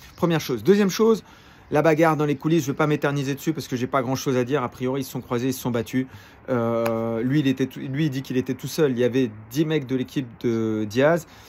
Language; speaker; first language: French; native; French